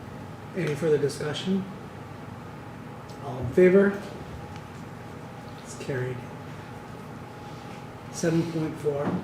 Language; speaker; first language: English; native; English